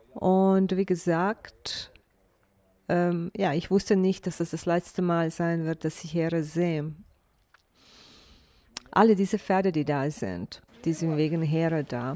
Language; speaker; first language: German; non-native, fluent; Bosnian